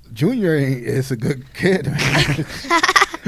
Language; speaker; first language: English; native; English